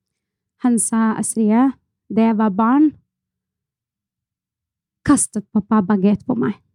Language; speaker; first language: Norwegian; non-native, fluent; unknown